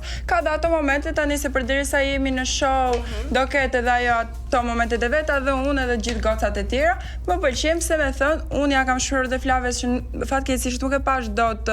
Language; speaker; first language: Albanian; native; Albanian